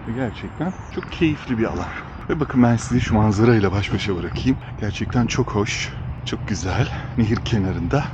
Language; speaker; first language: Turkish; early bilingual, heritage; Turkish